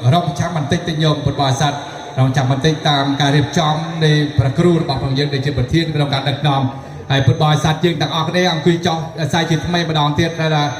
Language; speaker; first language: Khmer; native; Khmer